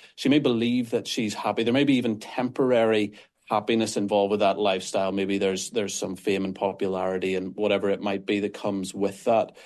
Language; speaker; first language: English; native; English